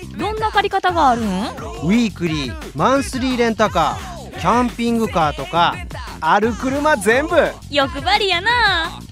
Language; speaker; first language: Japanese; native; Japanese